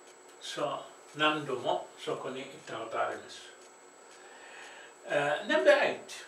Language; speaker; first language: Japanese; non-native, fluent; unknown